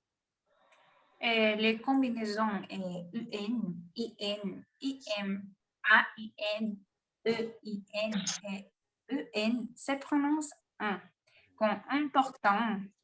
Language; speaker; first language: French; non-native, learner; Spanish